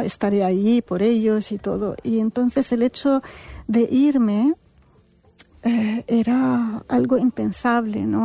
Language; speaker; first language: Spanish; non-native, fluent; Arabic